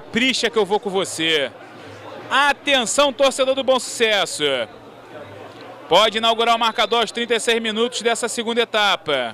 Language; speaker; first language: Portuguese; native; Portuguese